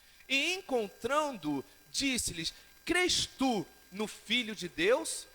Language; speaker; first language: Portuguese; native; Portuguese